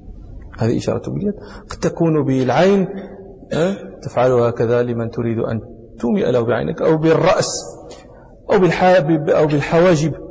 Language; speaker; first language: Arabic; native; Arabic